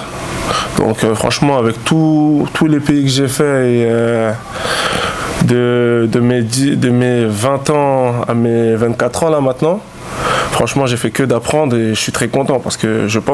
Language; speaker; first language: French; native; French